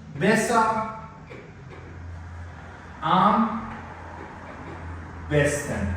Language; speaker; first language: German; non-native, fluent; Turkish